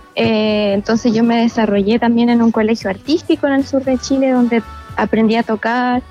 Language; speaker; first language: Spanish; native; Spanish